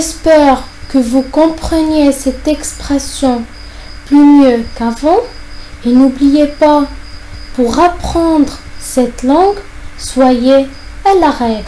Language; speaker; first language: French; non-native, fluent; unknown